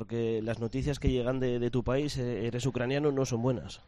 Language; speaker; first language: Spanish; native; Spanish